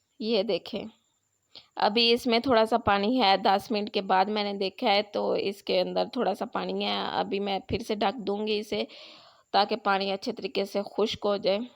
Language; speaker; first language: Urdu; non-native, local second language; Punjabi